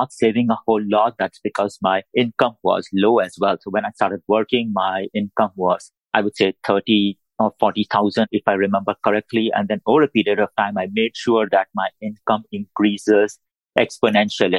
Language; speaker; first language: English; non-native, local second language; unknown